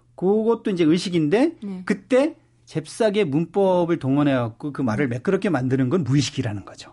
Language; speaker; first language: Korean; native; Korean